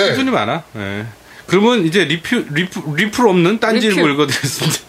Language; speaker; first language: Korean; native; Korean